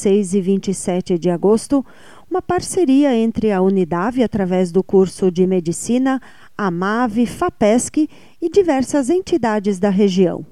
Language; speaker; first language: Portuguese; native; Portuguese